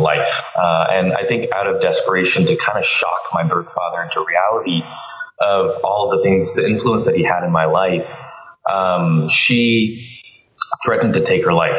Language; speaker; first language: English; early bilingual, other home language; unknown